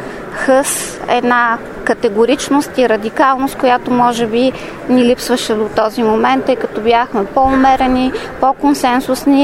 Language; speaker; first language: Bulgarian; native; Bulgarian